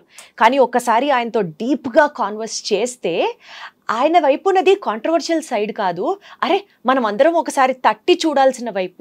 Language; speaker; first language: Telugu; native; Telugu